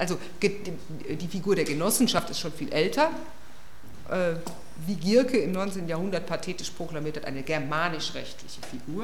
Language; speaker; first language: German; native; German